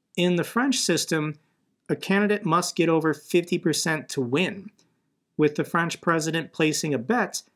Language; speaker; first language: English; native; English